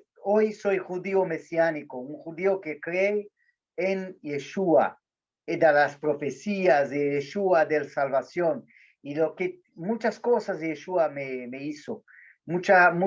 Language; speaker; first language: Spanish; non-native, learner; Portuguese